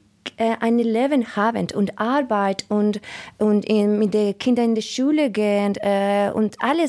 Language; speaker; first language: German; non-native, learner; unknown